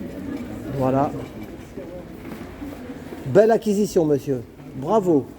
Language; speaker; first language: French; native; French